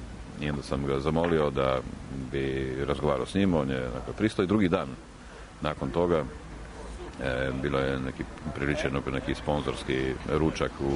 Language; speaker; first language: Croatian; native; Croatian